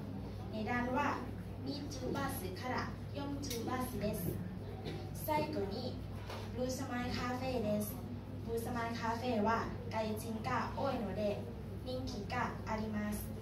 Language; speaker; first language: Japanese; non-native, learner; Thai